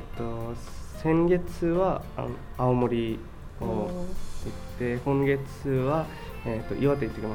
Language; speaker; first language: Japanese; non-native, fluent; Bangla